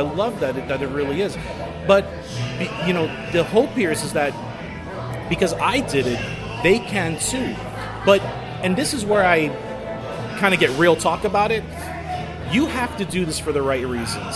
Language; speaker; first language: English; native; English